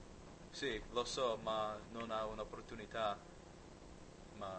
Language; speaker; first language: Italian; non-native, learner; English